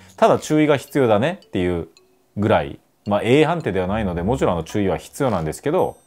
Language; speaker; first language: Japanese; non-native, fluent; Korean